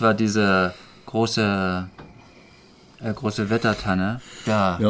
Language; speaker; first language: German; native; German